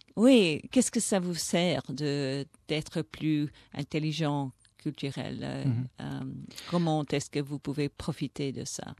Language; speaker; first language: French; early bilingual, other home language; English